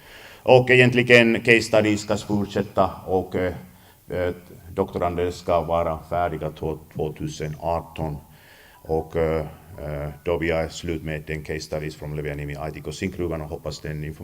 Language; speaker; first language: Swedish; non-native, fluent; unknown